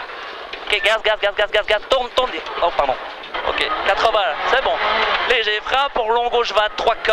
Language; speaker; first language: French; native; French